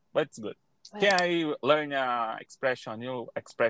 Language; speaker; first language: English; non-native, learner; Portuguese